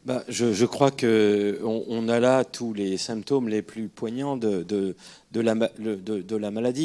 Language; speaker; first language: French; native; French